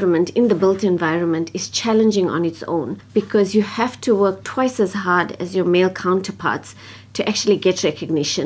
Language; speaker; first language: English; native; English